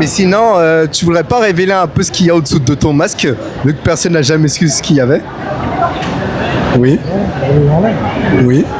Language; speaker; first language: French; native; French